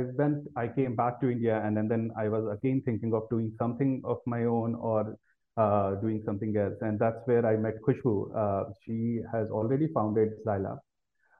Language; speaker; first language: English; non-native, local second language; Hindi